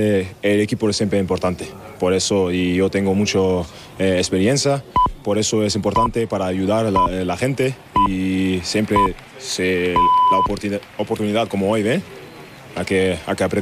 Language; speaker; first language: Spanish; non-native, learner; German